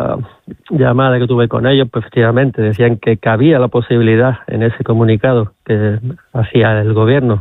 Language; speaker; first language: Spanish; native; Spanish